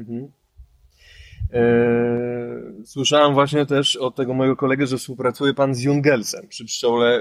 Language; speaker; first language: Polish; native; Polish